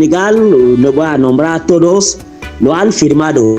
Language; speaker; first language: Spanish; non-native, fluent; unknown